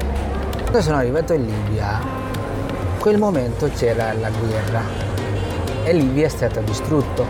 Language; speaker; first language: Italian; non-native, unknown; Bangla